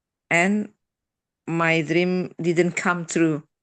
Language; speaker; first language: English; non-native, learner; Indonesian